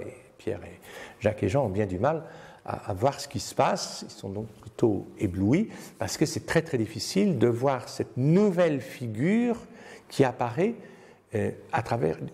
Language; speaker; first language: French; native; French